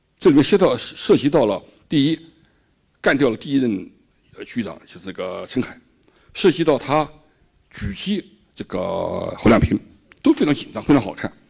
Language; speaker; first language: Chinese; native; Chinese